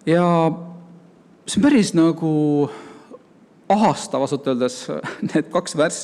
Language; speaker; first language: Estonian; native; Estonian